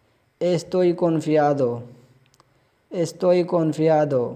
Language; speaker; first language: Spanish; non-native, fluent; Urdu